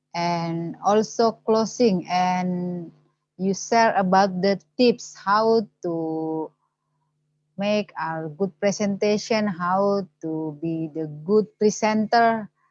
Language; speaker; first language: English; non-native, learner; Indonesian